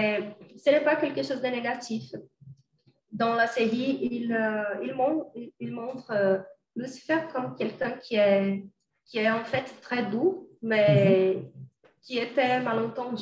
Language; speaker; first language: French; non-native, fluent; Portuguese